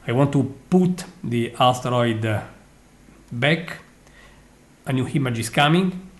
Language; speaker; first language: English; non-native, fluent; Italian